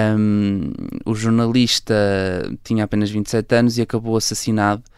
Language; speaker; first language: Portuguese; native; Portuguese